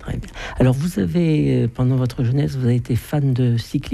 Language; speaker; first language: French; native; French